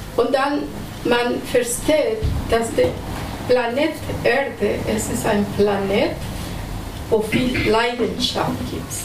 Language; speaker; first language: German; non-native, fluent; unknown